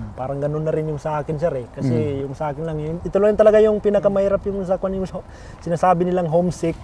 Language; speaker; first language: Filipino; non-native, local second language; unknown